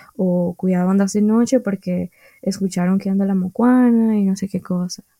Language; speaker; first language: Spanish; native; Spanish